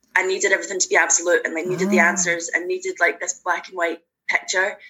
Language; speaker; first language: English; native; English